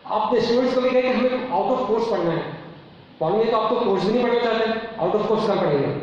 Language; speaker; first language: Hindi; native; Hindi